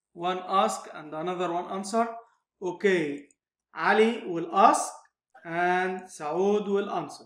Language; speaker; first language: English; non-native, fluent; Arabic